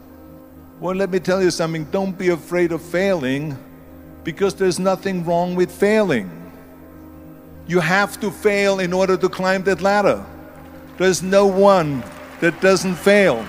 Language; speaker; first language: English; non-native, fluent; German